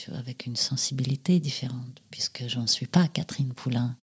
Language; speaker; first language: French; non-native, fluent; Russian